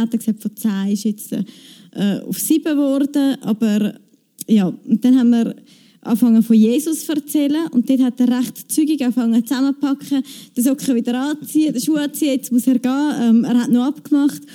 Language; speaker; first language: German; non-native, fluent; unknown